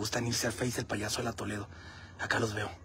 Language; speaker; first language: Spanish; native; Spanish